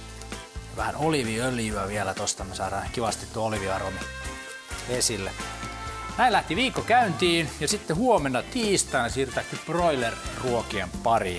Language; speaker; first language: Finnish; native; Finnish